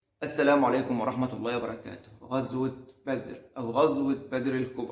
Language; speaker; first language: Arabic; native; Arabic